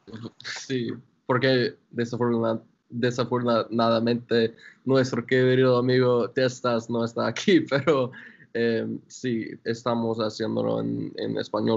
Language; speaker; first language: Spanish; non-native, fluent; English